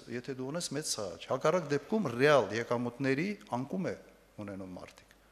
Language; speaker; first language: Armenian; native; Armenian